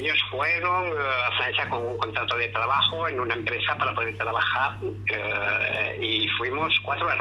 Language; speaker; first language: Spanish; early bilingual, heritage; Spanish